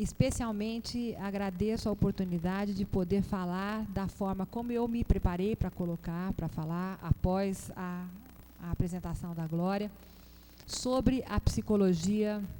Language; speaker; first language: Portuguese; native; Portuguese